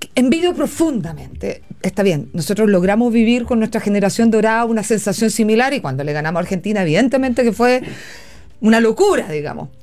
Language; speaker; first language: Spanish; native; Spanish